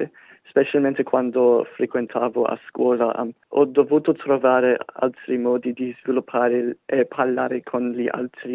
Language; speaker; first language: Italian; non-native, fluent; English